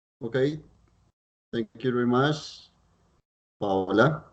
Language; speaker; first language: English; non-native, learner; Spanish